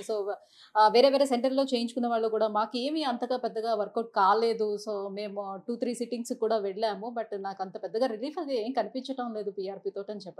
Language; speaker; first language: Telugu; native; Telugu